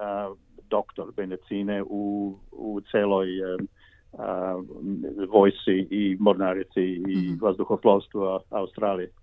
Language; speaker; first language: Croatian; early bilingual, heritage; Croatian